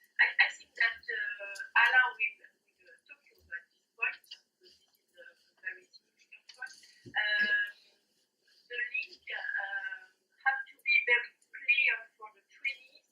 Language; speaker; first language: English; non-native, fluent; French